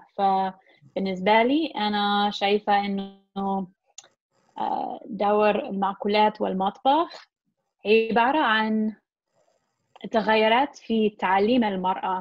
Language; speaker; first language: Arabic; non-native, fluent; English